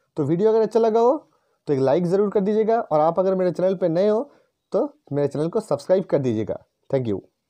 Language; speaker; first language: Hindi; non-native, local second language; Bangla